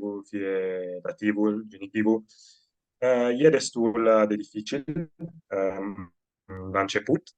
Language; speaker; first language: Romanian; non-native, fluent; Italian